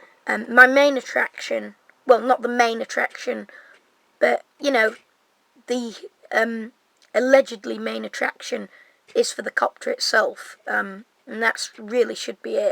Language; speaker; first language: English; native; English